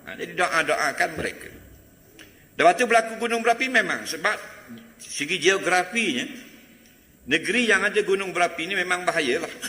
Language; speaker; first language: Malay; native; Malay